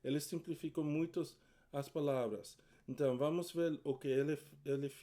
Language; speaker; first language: Portuguese; non-native, learner; English